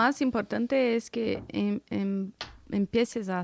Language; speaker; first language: Spanish; non-native, fluent; Portuguese